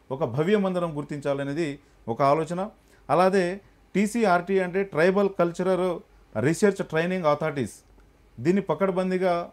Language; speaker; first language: Telugu; non-native, local second language; Lambadi